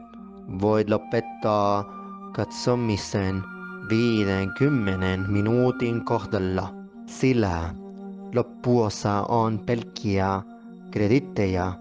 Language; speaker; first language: Finnish; non-native, learner; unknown